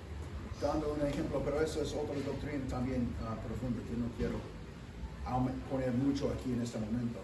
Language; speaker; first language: Spanish; non-native, fluent; English